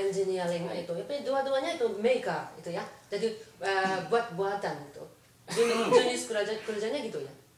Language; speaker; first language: Indonesian; non-native, fluent; Japanese